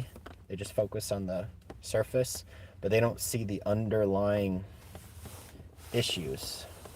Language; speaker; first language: English; native; English